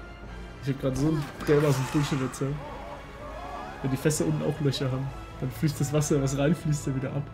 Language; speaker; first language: German; native; German